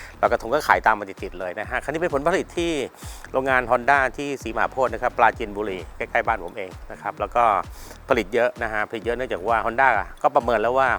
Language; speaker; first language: Thai; native; Thai